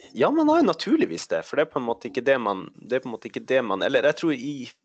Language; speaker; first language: Swedish; non-native, fluent; Norwegian